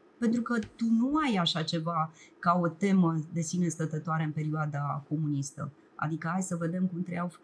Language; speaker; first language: Romanian; native; Romanian